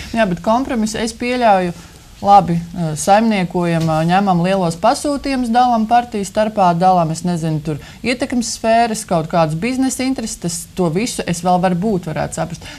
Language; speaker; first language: Latvian; native; Latvian